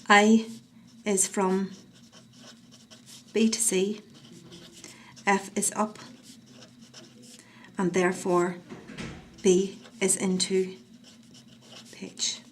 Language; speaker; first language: English; native; English